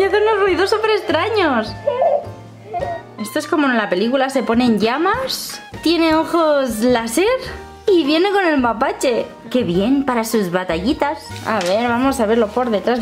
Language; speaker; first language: Spanish; native; Spanish